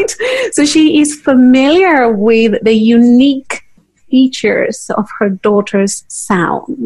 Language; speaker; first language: English; non-native, fluent; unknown